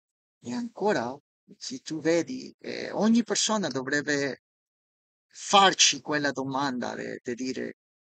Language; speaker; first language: Italian; non-native, fluent; Spanish